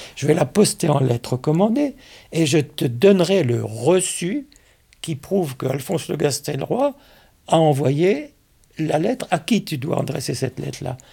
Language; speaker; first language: French; native; French